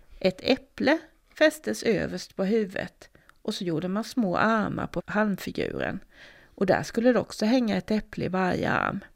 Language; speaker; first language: Swedish; native; Swedish